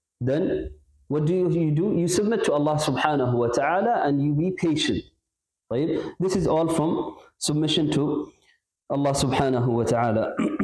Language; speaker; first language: English; non-native, local second language; Bangla